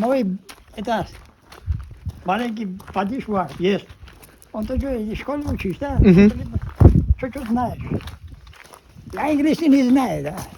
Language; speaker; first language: Russian; non-native, learner; Georgian